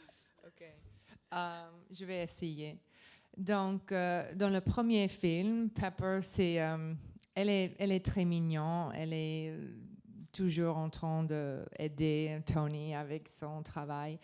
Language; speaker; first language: French; non-native, learner; English